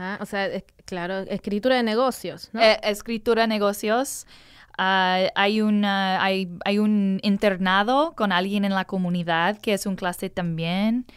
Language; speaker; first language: Spanish; non-native, learner; English